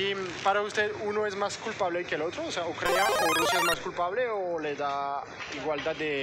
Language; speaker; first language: Spanish; non-native, fluent; French